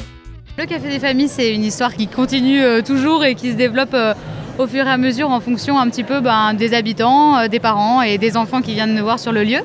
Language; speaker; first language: French; native; French